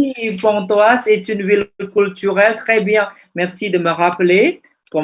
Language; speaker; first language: French; non-native, fluent; Indonesian